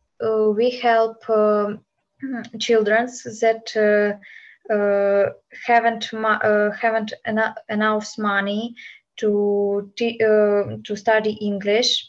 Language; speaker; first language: English; non-native, learner; Ukrainian